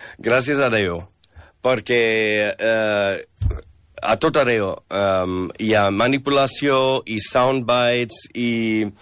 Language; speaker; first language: Catalan; non-native, fluent; English